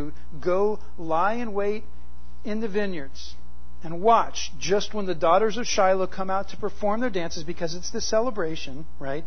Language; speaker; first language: English; native; English